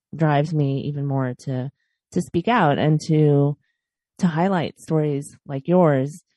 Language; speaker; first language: English; early bilingual, other home language; Filipino